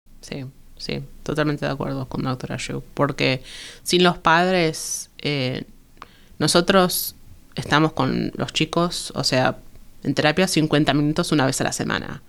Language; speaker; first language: Spanish; early bilingual, heritage; Spanish